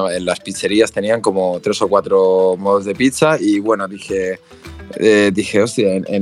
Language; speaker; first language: Spanish; native; Spanish